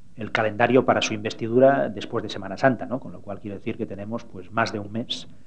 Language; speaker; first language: Spanish; non-native, local second language; Catalan